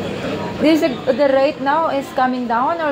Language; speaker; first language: English; non-native, local second language; Filipino